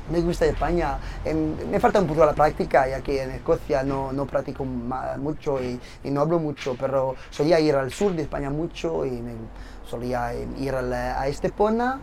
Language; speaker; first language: Spanish; non-native, fluent; French